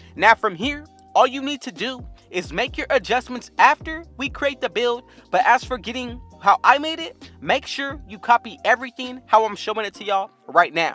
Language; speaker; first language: English; native; English